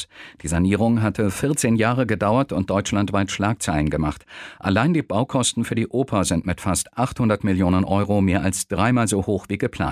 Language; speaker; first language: German; native; German